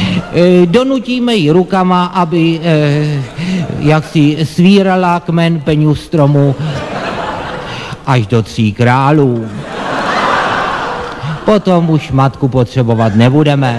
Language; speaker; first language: Czech; native; Czech